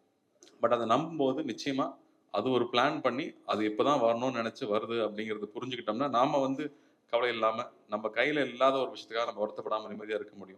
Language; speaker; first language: Tamil; native; Tamil